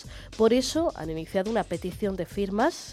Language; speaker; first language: Spanish; native; Spanish